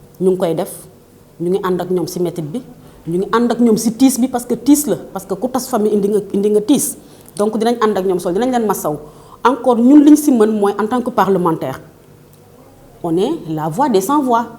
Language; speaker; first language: Wolof; native; Wolof